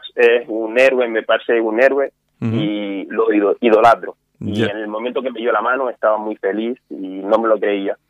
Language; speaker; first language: Spanish; non-native, fluent; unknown